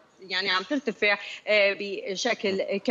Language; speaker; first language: Arabic; native; Arabic